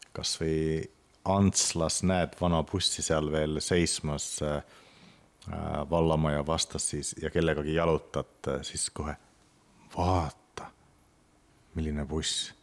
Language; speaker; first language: Estonian; non-native, fluent; Finnish